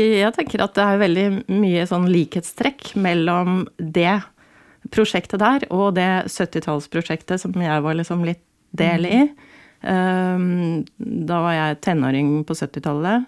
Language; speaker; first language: Norwegian; native; Norwegian